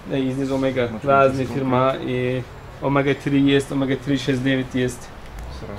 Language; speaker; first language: Russian; non-native, learner; Turkish